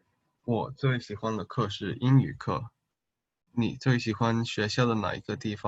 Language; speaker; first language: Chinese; early bilingual, heritage; Chinese